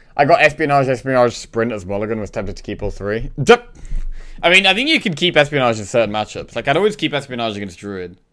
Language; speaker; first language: English; native; English